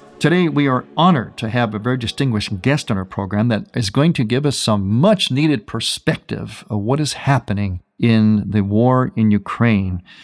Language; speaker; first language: English; native; English